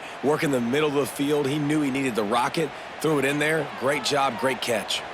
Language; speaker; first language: English; native; English